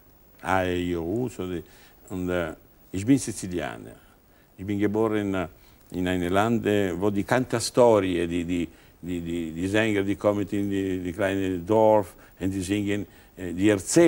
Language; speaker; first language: German; non-native, learner; Italian